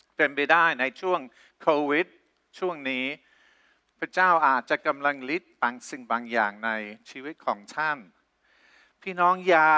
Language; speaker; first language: Thai; non-native, fluent; English